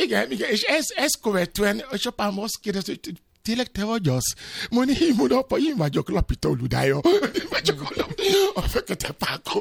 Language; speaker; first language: Hungarian; non-native, fluent; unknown